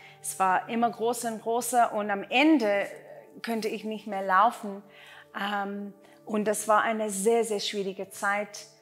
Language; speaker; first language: German; non-native, learner; Afrikaans